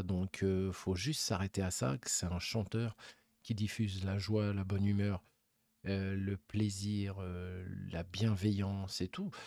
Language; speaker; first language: French; native; French